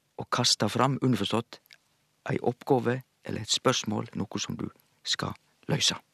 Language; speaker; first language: Norwegian; native; Norwegian